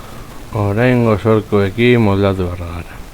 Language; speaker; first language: Basque; native; Basque